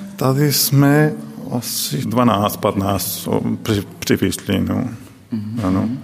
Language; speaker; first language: Czech; non-native, learner; Spanish